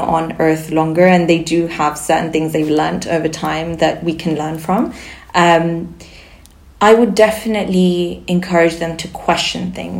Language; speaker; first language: English; non-native, fluent; Sindhi